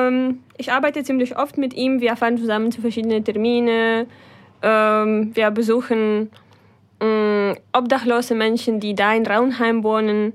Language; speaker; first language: German; non-native, fluent; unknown